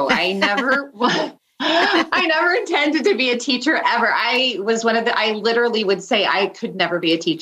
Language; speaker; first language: English; native; English